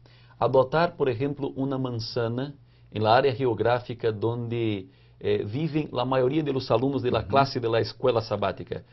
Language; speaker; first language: Spanish; non-native, fluent; Portuguese